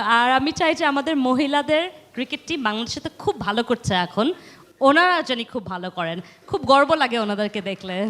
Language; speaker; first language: Bangla; early bilingual, heritage; Bangla